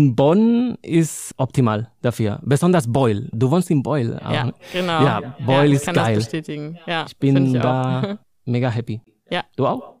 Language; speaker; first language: German; non-native, fluent; Spanish